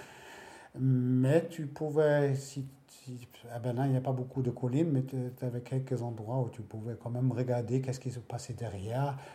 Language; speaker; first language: French; non-native, fluent; German